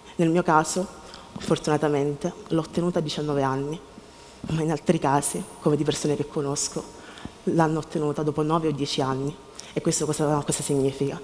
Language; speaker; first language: Italian; native; Italian